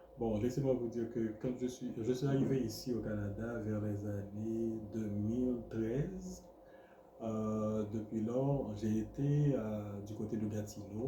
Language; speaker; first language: French; non-native, local second language; Haitian Creole